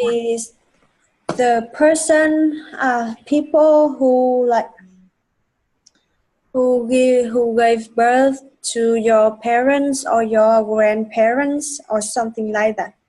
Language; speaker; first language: English; non-native, fluent; Vietnamese